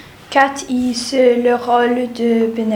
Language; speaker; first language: French; non-native, learner; English